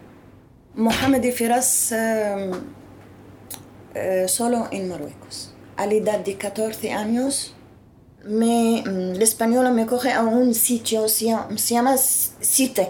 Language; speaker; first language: Spanish; non-native, learner; Arabic